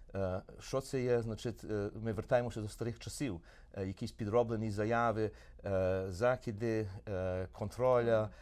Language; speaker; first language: Ukrainian; early bilingual, heritage; Ukrainian